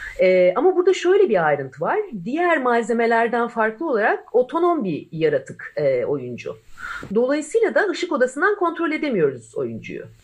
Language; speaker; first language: Turkish; native; Turkish